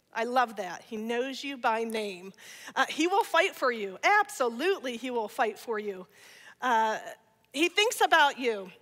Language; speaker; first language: English; native; English